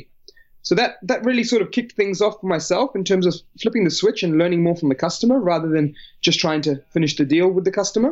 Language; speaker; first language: English; native; English